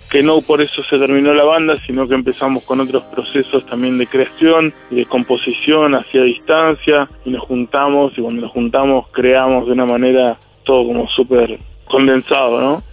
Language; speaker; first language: Spanish; native; Spanish